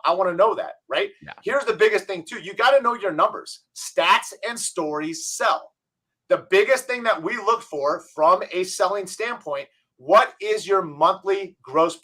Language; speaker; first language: English; native; English